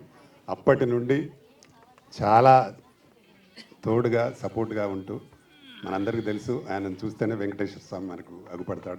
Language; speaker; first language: Telugu; native; Telugu